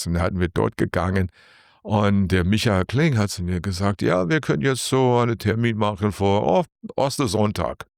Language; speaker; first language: German; non-native, learner; English